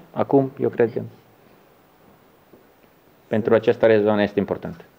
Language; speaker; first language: Romanian; non-native, learner; Italian